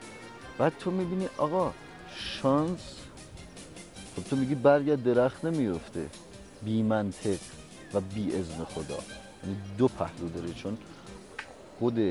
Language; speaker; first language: Persian; native; Persian